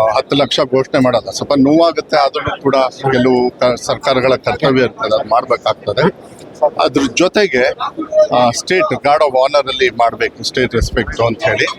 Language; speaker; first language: Kannada; native; Kannada